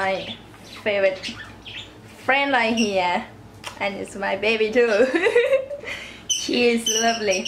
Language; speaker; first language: English; non-native, learner; Thai